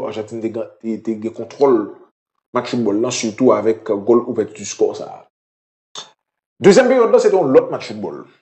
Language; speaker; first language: French; non-native, local second language; Haitian Creole